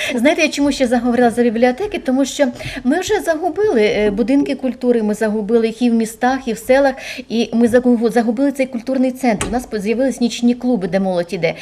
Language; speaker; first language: Ukrainian; native; Ukrainian